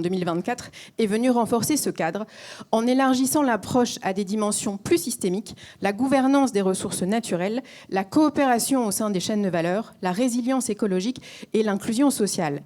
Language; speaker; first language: French; native; French